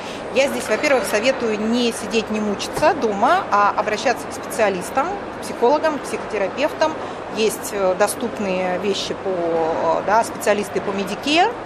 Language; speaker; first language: Russian; native; Russian